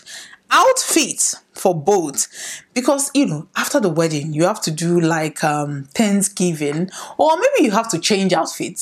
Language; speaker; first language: English; non-native, local second language; Igbo